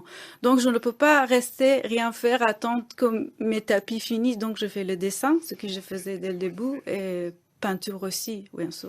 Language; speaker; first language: French; non-native, fluent; Persian